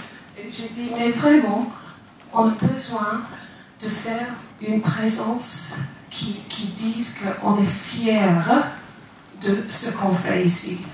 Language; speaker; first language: French; non-native, fluent; English